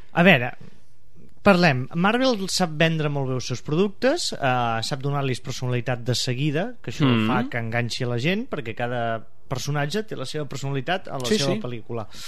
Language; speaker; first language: Catalan; native; Catalan